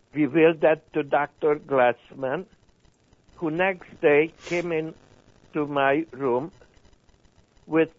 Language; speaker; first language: English; non-native, fluent; Hungarian